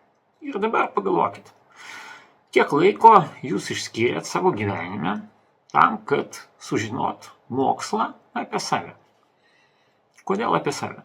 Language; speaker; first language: Lithuanian; non-native, local second language; Russian